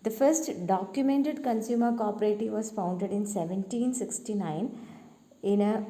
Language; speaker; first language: English; non-native, local second language; Malayalam